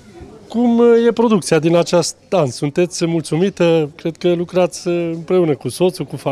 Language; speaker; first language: Romanian; native; Romanian